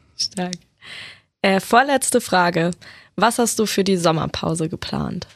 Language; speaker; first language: German; native; German